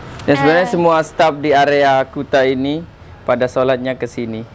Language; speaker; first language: Indonesian; native; Indonesian